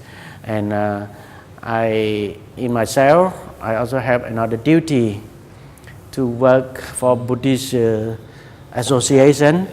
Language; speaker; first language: English; non-native, learner; Khmer